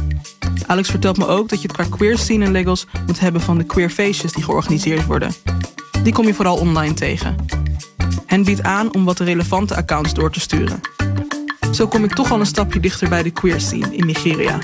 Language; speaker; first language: Dutch; native; Dutch